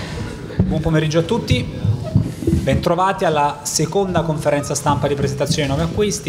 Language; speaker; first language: Italian; native; Italian